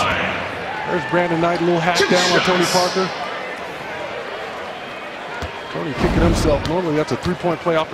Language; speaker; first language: English; native; English